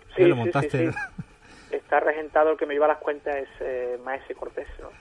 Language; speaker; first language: Spanish; non-native, fluent; German